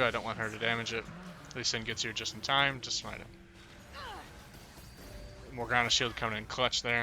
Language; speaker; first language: English; native; English